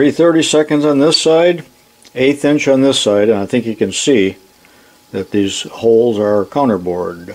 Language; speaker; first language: English; native; English